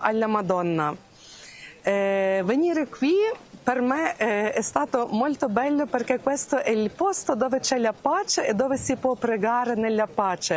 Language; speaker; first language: Italian; non-native, fluent; Ukrainian